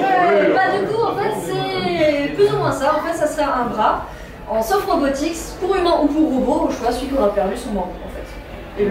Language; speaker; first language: French; native; French